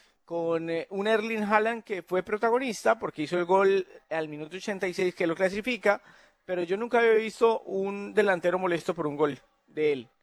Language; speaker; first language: Spanish; native; Spanish